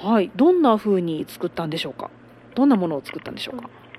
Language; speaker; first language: Japanese; native; Japanese